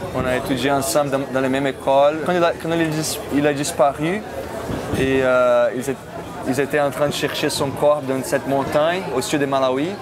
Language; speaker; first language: French; non-native, fluent; Portuguese